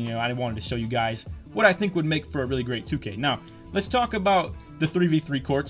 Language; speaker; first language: English; native; English